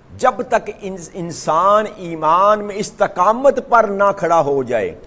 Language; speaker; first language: Urdu; non-native, local second language; Punjabi